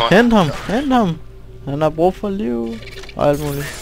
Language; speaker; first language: Danish; native; Danish